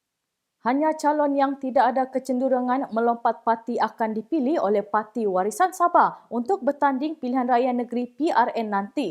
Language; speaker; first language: Malay; native; Malay